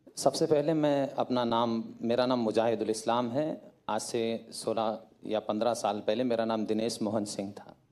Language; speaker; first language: Hindi; native; Hindi